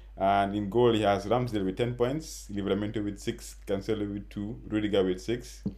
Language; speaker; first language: English; non-native, local second language; Wolof